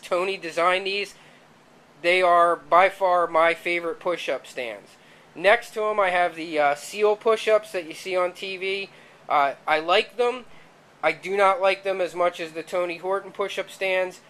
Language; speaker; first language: English; native; English